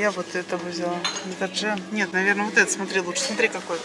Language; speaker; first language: Russian; native; Russian